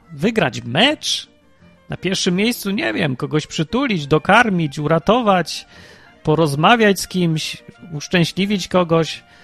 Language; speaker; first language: Polish; early bilingual, heritage; Polish